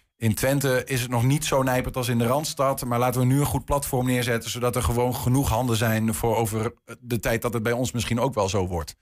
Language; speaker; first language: Dutch; native; Dutch